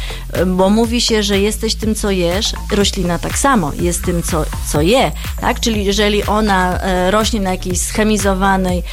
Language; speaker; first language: Polish; native; Polish